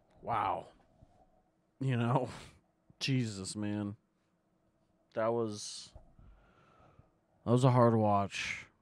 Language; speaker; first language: English; native; English